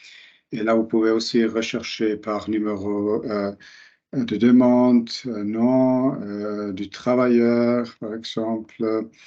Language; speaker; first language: French; non-native, local second language; German